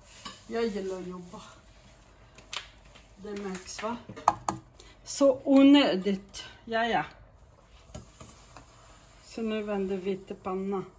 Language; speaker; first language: Swedish; non-native, fluent; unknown